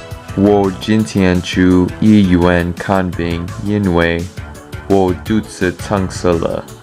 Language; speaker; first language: Chinese; non-native, learner; English